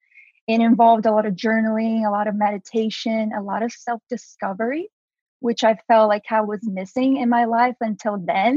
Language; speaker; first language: English; non-native, fluent; Portuguese